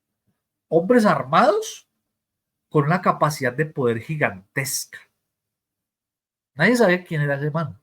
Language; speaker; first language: Spanish; native; Spanish